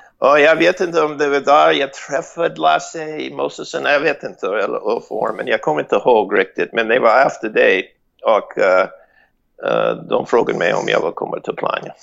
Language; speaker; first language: Swedish; non-native, fluent; English